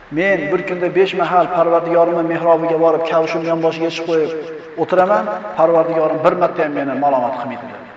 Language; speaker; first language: Uzbek; native; Uzbek